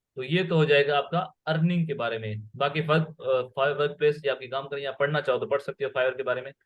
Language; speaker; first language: Urdu; non-native, local second language; Sindhi